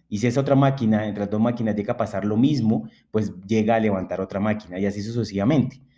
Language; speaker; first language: Spanish; native; Spanish